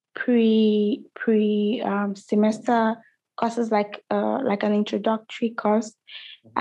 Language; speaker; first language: English; non-native, local second language; Yoruba